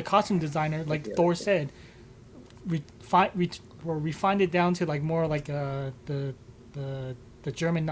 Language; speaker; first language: English; native; English